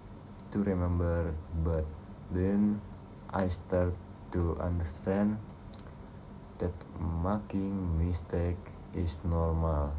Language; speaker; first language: English; non-native, learner; Indonesian